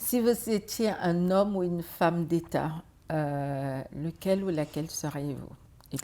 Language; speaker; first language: French; native; French